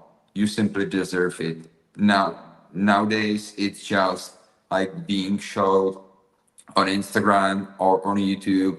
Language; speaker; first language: English; non-native, fluent; Czech